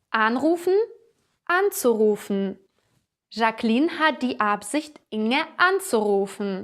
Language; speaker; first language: German; non-native, fluent; Ukrainian